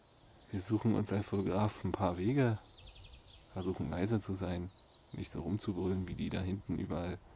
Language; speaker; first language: German; native; German